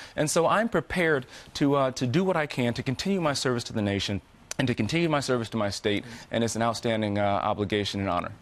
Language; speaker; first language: English; native; English